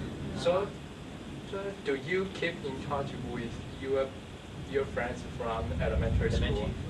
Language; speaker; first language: English; non-native, learner; Chinese